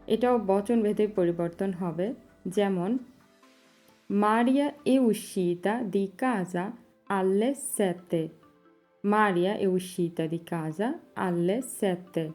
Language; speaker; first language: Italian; non-native, fluent; Bangla